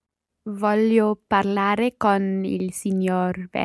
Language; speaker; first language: Italian; non-native, learner; English